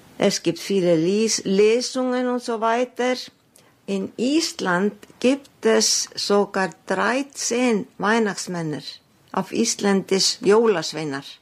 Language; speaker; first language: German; non-native, fluent; Icelandic